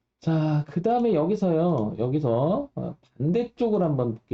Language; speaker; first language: Korean; native; Korean